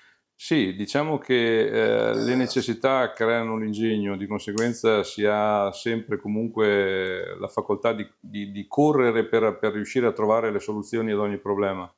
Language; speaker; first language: Italian; native; Italian